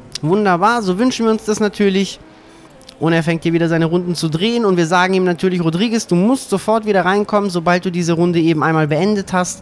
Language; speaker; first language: German; native; German